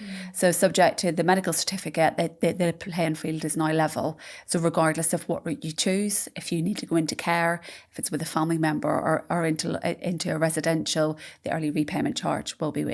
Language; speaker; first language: English; native; English